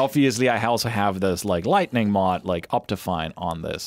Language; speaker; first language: English; native; English